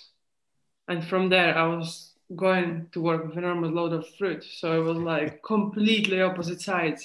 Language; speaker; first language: English; non-native, fluent; Czech